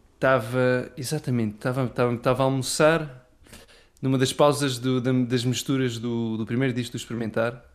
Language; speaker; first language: Portuguese; native; Portuguese